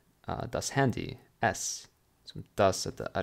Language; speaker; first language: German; non-native, fluent; English